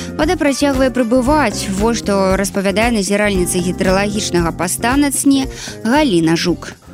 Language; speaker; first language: Belarusian; native; Belarusian